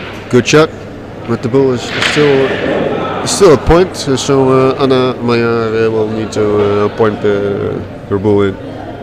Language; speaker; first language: English; non-native, fluent; Dutch